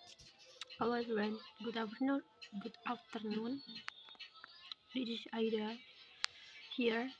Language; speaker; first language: English; non-native, learner; Indonesian